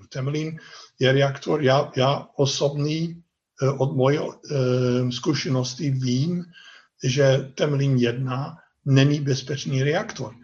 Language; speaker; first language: Czech; non-native, fluent; Dutch